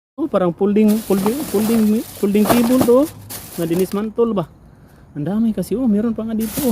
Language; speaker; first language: Filipino; non-native, local second language; Cebuano